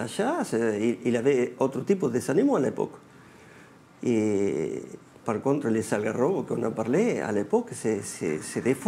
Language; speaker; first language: French; non-native, fluent; Spanish